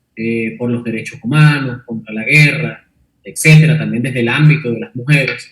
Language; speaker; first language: Spanish; native; Spanish